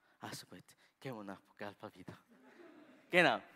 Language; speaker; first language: German; non-native, learner; Spanish